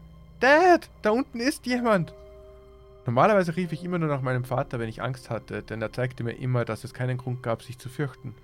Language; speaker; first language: German; native; German